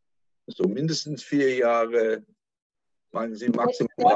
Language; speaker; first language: German; non-native, learner; English